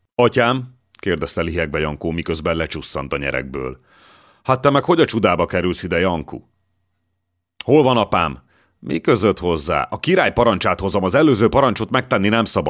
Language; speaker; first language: Hungarian; native; Hungarian